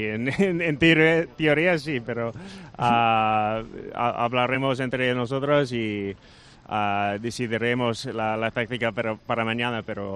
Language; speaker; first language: Spanish; non-native, fluent; Dutch